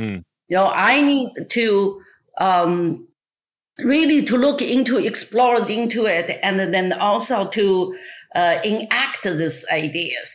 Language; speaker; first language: English; non-native, fluent; Chinese